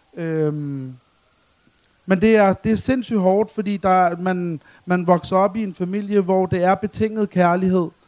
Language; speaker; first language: Danish; early bilingual, other home language; Arabic